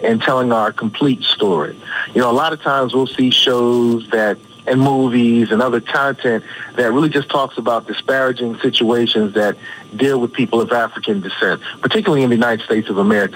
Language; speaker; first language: English; native; English